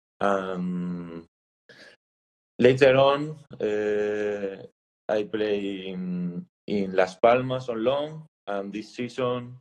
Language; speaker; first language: English; non-native, learner; Spanish